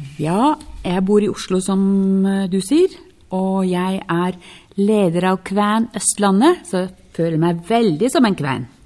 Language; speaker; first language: Norwegian; non-native, local second language; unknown